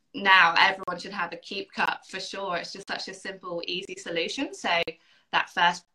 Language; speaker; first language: English; native; English